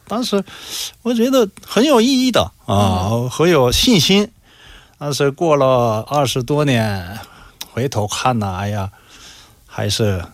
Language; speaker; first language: Chinese; non-native, fluent; Korean